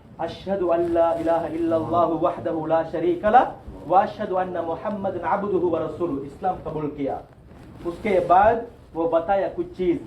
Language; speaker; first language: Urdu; non-native, local second language; Tamil